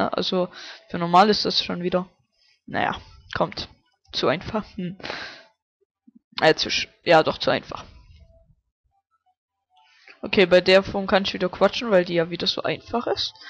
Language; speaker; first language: German; native; German